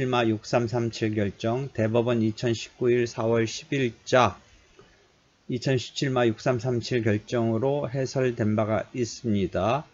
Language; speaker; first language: Korean; native; Korean